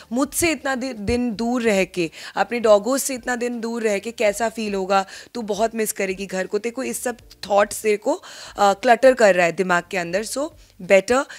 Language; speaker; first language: Hindi; non-native, local second language; Bangla